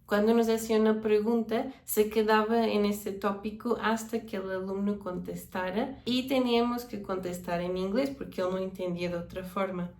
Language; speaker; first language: Spanish; non-native, fluent; Portuguese